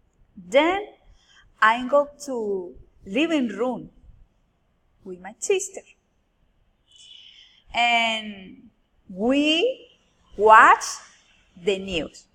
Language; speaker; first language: English; non-native, learner; Spanish